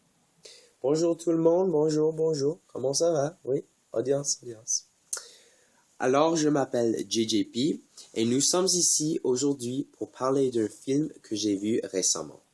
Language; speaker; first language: French; non-native, learner; English